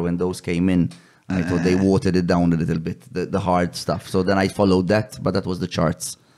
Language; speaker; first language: English; non-native, local second language; Maltese